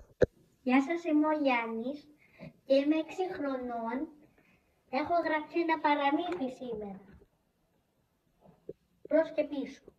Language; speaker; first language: Greek; early bilingual, other home language; Chinese